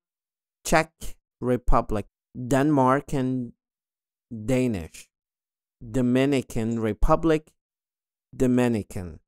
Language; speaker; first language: English; non-native, fluent; Arabic